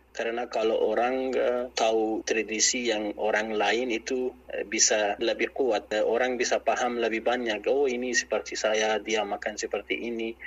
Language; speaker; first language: Indonesian; non-native, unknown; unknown